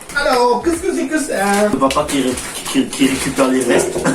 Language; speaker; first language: French; native; French